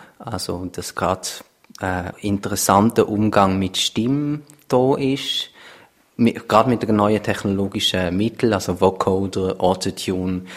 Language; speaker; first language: German; native; German